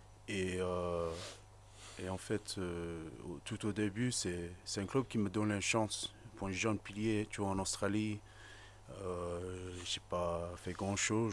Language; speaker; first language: French; non-native, fluent; English